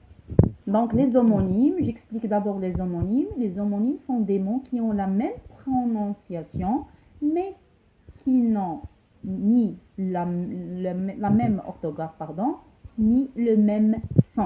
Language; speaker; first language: French; non-native, local second language; Arabic